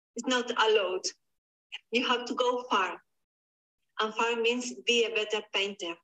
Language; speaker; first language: English; non-native, learner; Spanish